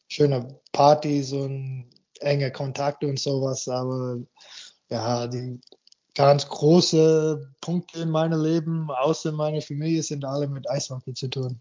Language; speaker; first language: German; non-native, fluent; English